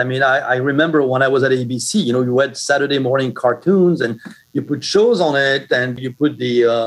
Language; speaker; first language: English; non-native, fluent; French